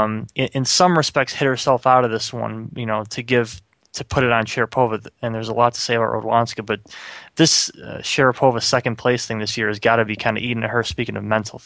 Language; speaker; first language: English; native; English